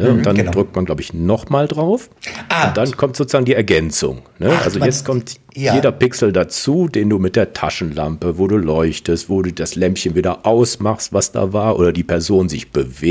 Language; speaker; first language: German; native; German